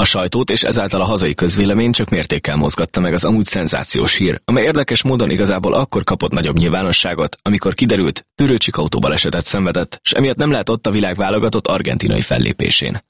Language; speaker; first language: Hungarian; native; Hungarian